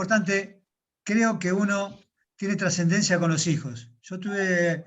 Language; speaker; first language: Spanish; native; Spanish